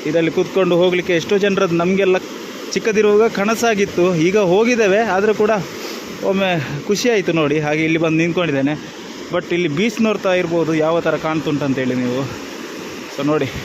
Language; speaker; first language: Kannada; native; Kannada